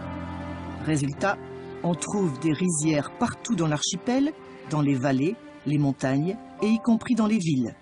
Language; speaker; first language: French; native; French